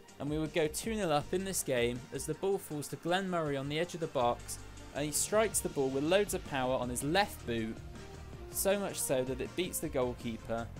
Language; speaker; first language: English; native; English